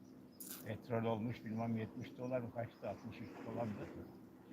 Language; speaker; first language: Turkish; native; Turkish